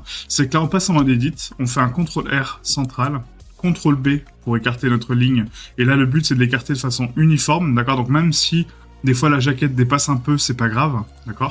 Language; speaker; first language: French; native; French